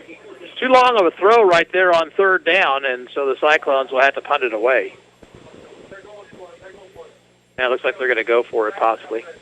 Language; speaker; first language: English; native; English